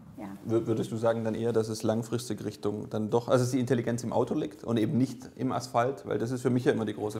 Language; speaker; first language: German; native; German